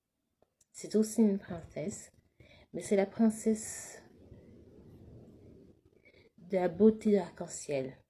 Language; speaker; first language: French; native; French